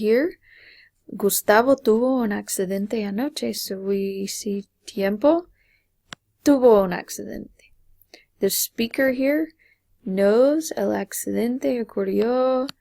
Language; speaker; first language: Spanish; non-native, fluent; English